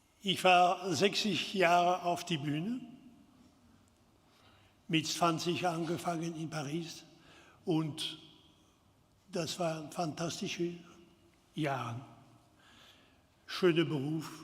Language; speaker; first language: German; non-native, fluent; French